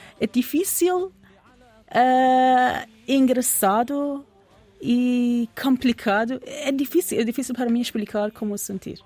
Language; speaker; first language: Portuguese; non-native, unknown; Persian